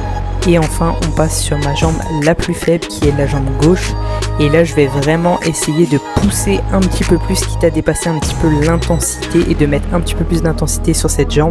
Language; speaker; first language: French; native; French